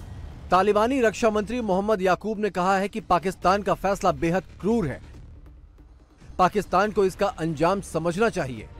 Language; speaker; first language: Hindi; native; Hindi